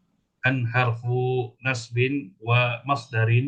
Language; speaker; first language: Arabic; non-native, learner; Indonesian